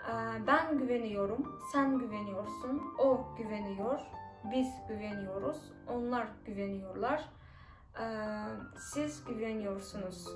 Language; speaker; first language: Turkish; non-native, fluent; Kazakh